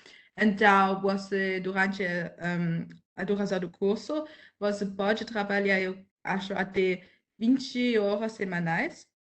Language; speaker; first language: Portuguese; non-native, fluent; German